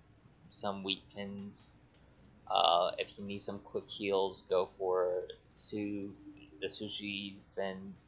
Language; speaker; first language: English; native; English